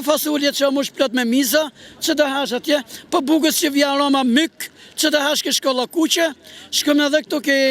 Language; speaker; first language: Albanian; native; Albanian